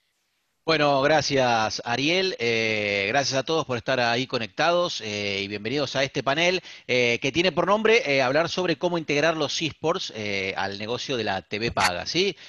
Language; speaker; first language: Spanish; native; Spanish